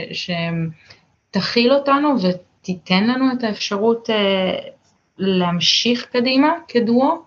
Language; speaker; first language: Hebrew; native; Hebrew